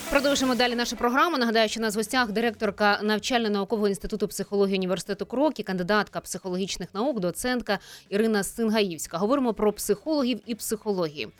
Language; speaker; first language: Ukrainian; native; Ukrainian